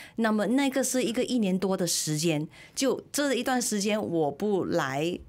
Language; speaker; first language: Chinese; native; Chinese